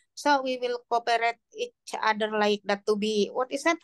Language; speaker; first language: English; non-native, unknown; Indonesian